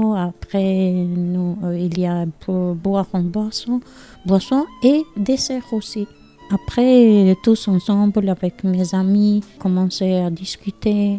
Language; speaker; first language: French; non-native, learner; Albanian